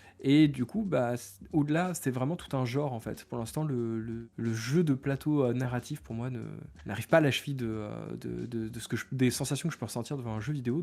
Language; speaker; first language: French; native; French